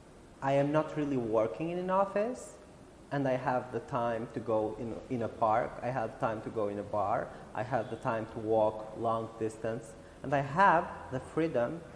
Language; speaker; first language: English; non-native, fluent; Albanian